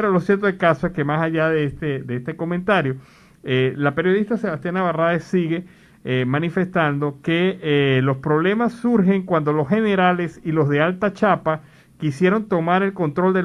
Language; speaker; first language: Spanish; native; Spanish